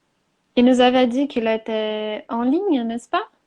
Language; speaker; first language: French; non-native, fluent; Portuguese